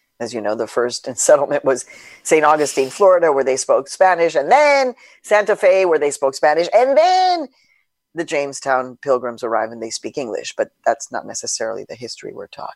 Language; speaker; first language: English; early bilingual, other home language; Spanish